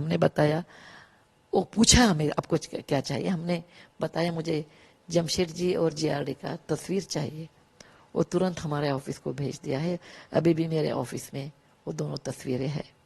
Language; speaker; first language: Hindi; non-native, local second language; Kannada